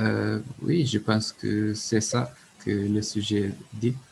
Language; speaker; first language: French; non-native, learner; Portuguese